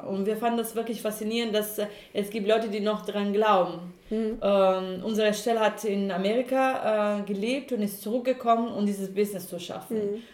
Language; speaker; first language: German; non-native, fluent; Italian